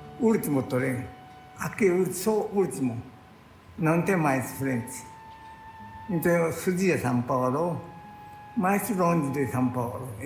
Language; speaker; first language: Portuguese; non-native, learner; Japanese